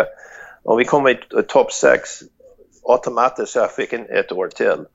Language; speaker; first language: Swedish; non-native, fluent; English